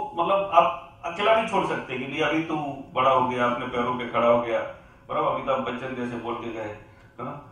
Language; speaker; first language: Hindi; non-native, local second language; Gujarati